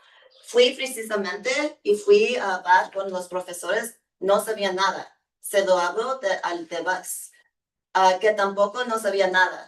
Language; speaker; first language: Spanish; early bilingual, heritage; Spanish